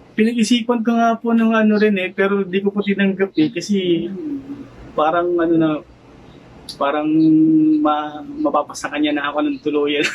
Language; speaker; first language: Filipino; native; Filipino